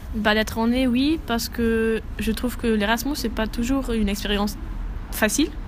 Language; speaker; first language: French; non-native, fluent; German